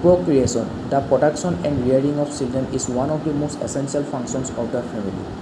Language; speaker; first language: English; non-native, local second language; Assamese